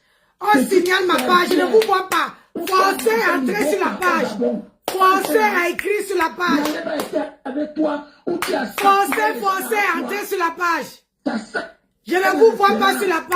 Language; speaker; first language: French; non-native, local second language; Lingala